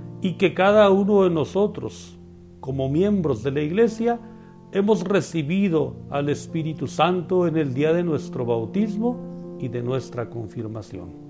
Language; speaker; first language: Spanish; native; Spanish